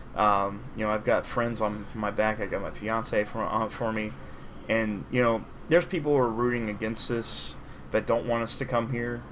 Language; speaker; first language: English; native; English